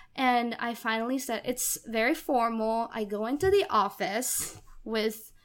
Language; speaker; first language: English; non-native, fluent; Japanese